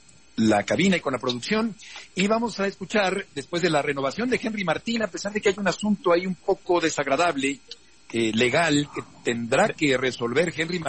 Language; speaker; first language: Spanish; native; Spanish